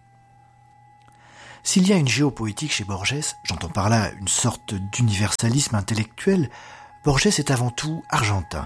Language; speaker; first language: French; native; French